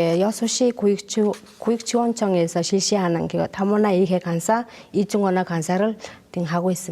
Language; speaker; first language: Korean; non-native, learner; Mongolian